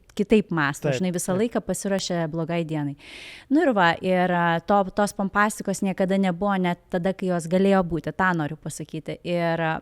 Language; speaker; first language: Lithuanian; native; Lithuanian